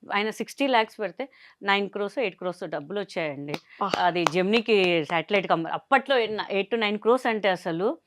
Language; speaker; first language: Telugu; non-native, local second language; Hindi